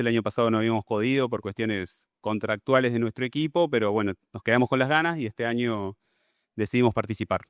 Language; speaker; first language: Spanish; native; Spanish